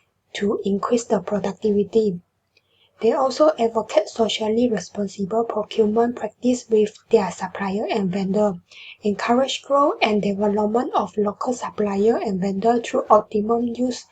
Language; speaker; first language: English; non-native, learner; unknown